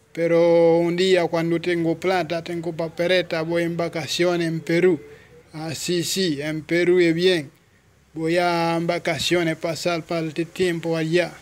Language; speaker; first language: Spanish; non-native, learner; Haitian Creole